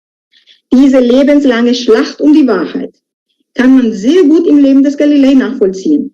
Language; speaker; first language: German; non-native, fluent; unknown